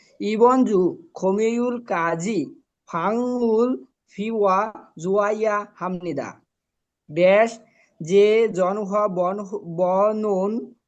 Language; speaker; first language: Korean; non-native, learner; Bangla